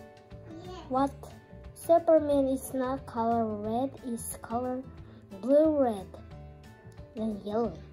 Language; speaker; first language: English; early bilingual, other home language; Indonesian